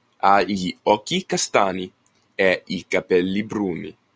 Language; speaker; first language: Italian; non-native, learner; English